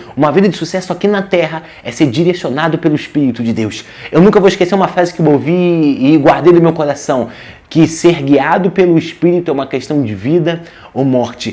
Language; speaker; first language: Portuguese; native; Portuguese